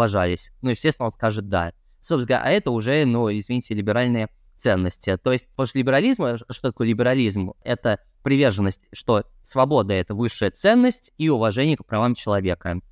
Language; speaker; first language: Russian; native; Russian